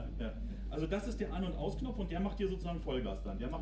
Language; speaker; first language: German; native; German